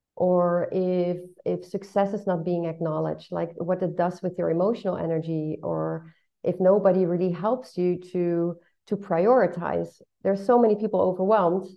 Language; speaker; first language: English; non-native, fluent; Dutch